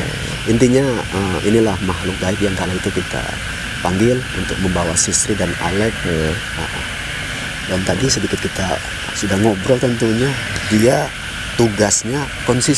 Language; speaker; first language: Indonesian; native; Indonesian